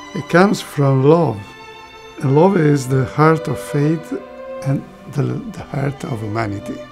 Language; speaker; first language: English; non-native, learner; Italian